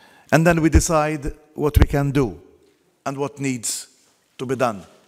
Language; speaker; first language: English; non-native, local second language; Maltese